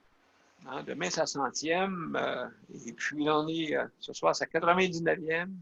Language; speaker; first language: French; native; French